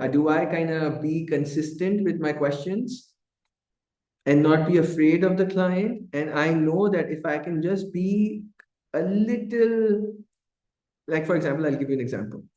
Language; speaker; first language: English; non-native, local second language; Urdu